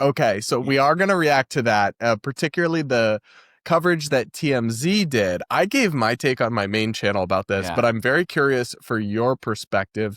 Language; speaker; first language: English; native; English